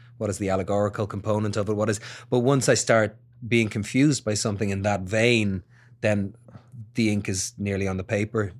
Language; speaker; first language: English; native; English